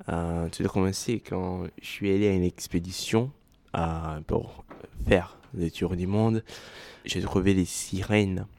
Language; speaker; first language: French; non-native, learner; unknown